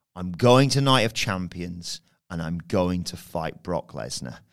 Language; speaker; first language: English; native; English